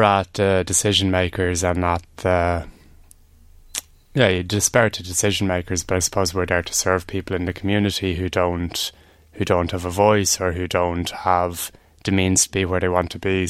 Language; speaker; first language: English; native; English